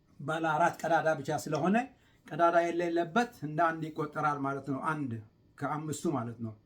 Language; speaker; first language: Amharic; non-native, local second language; Tigrinya